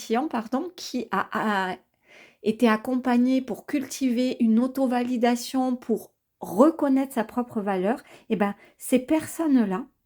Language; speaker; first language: French; native; French